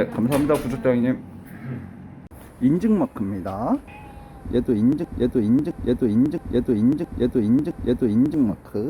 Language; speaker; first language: Korean; native; Korean